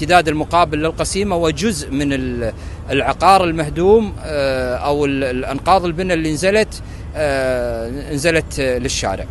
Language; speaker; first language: Arabic; native; Arabic